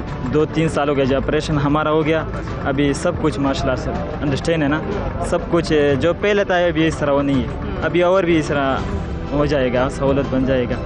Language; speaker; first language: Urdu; non-native, local second language; Pashto